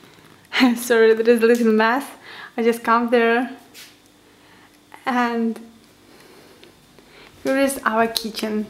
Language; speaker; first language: English; non-native, learner; Ukrainian